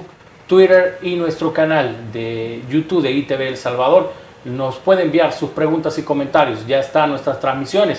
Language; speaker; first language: Spanish; native; Spanish